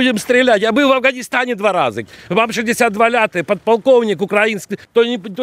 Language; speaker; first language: Polish; non-native, learner; Ukrainian